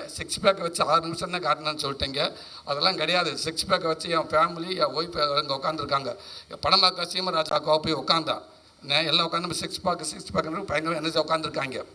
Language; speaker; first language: Tamil; native; Tamil